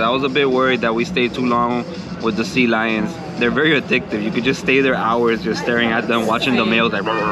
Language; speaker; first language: English; early bilingual, other home language; Spanish